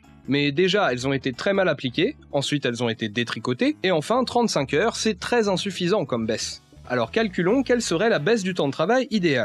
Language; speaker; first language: French; native; French